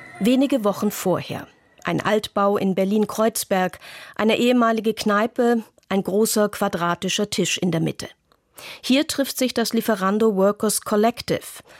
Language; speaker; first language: German; native; German